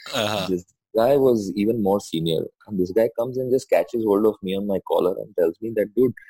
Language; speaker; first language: English; non-native, local second language; Sindhi